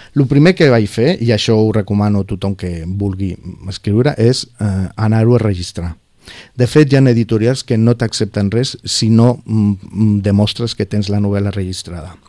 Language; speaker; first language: Catalan; non-native, local second language; Spanish